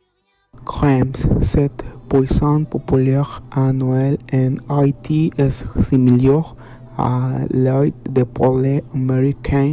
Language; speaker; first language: French; non-native, learner; Spanish